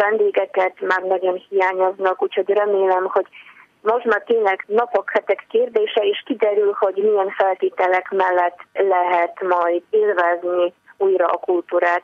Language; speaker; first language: Hungarian; non-native, fluent; Polish